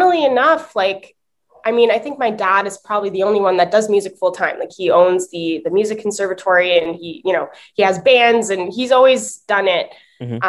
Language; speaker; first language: English; native; English